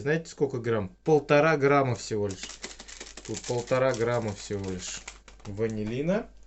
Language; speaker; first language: Russian; native; Russian